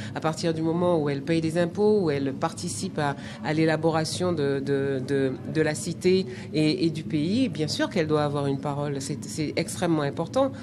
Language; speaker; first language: French; native; French